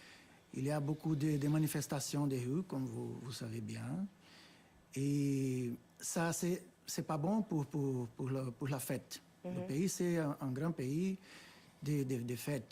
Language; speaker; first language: French; non-native, fluent; Portuguese